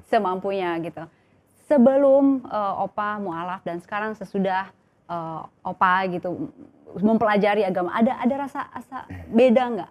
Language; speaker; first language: Indonesian; native; Indonesian